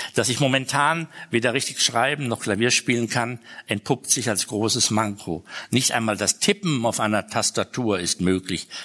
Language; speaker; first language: German; native; German